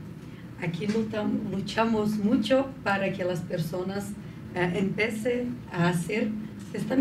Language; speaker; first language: Spanish; non-native, fluent; Portuguese